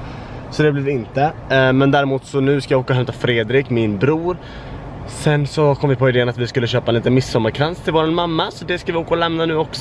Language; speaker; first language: Swedish; native; Swedish